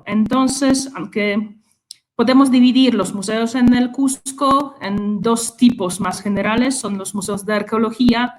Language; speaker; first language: Spanish; non-native, fluent; Polish